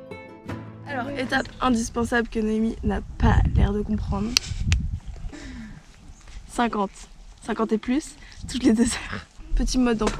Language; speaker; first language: French; native; French